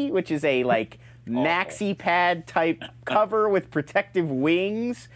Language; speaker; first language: English; native; English